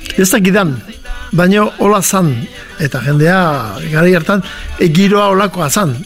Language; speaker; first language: Basque; native; Basque